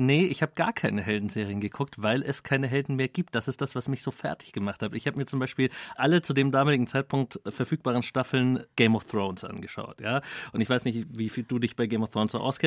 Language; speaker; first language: German; native; German